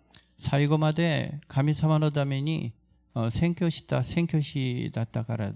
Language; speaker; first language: Japanese; non-native, fluent; Korean